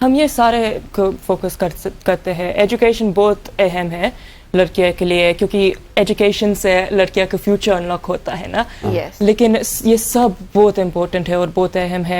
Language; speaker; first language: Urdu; early bilingual, heritage; Urdu